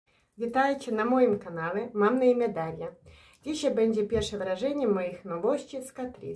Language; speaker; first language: Polish; non-native, learner; Ukrainian